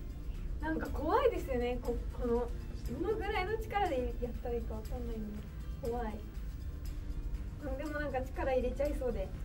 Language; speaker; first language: Japanese; native; Japanese